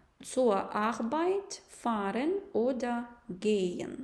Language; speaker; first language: German; non-native, fluent; Ukrainian